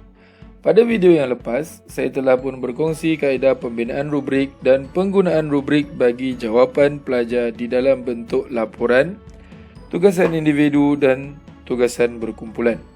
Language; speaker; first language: Malay; native; Malay